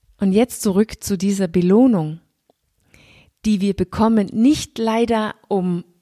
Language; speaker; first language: German; non-native, fluent; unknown